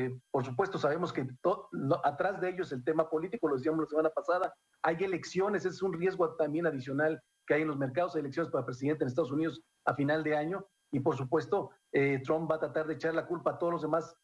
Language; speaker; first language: Spanish; native; Spanish